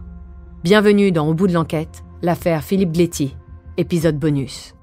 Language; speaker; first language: French; native; French